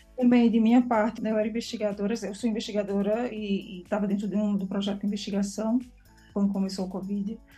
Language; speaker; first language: Portuguese; native; Portuguese